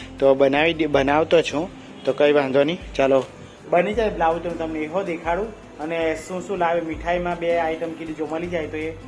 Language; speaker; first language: Gujarati; native; Gujarati